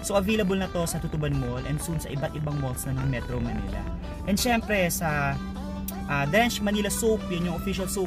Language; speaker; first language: Filipino; native; Filipino